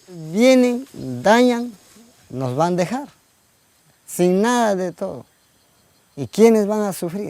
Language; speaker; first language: Spanish; non-native, local second language; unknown